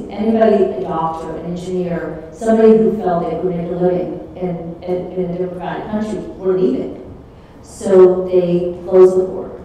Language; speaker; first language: English; early bilingual, other home language; Czech